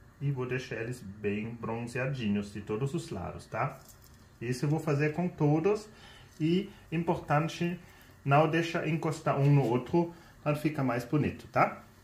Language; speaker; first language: Portuguese; non-native, fluent; German